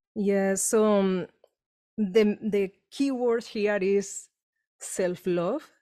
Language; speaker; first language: English; non-native, fluent; Spanish